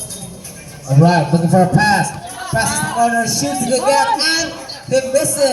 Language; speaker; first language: English; non-native, local second language; Indonesian